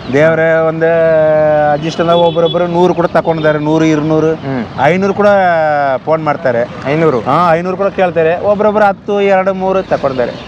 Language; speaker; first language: Kannada; non-native, local second language; Tamil